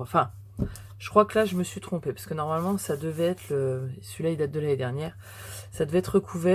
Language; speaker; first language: French; native; French